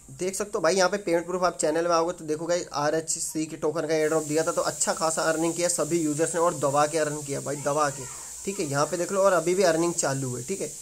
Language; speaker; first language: Hindi; native; Hindi